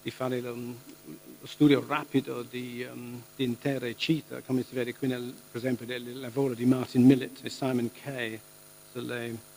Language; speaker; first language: Italian; non-native, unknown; English